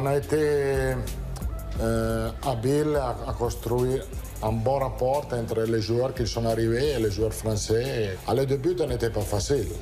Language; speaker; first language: French; non-native, learner; Italian